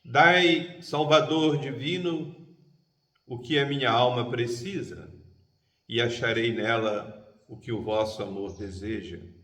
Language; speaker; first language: Portuguese; native; Portuguese